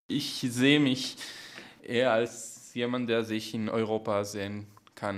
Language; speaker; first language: German; non-native, fluent; Hebrew